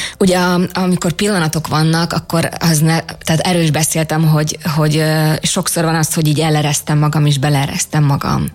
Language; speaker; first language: Hungarian; native; Hungarian